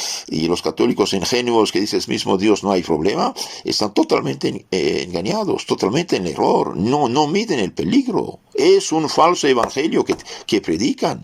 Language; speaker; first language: Spanish; non-native, fluent; French